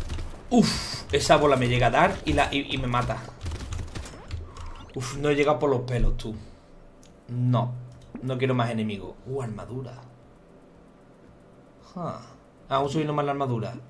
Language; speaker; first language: Spanish; native; Spanish